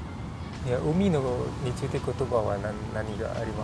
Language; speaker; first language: Japanese; non-native, learner; English